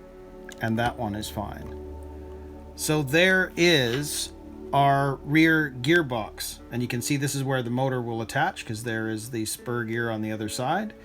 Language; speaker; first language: English; native; English